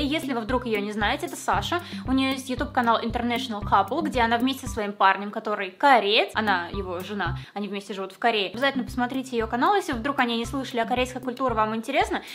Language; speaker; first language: Russian; native; Russian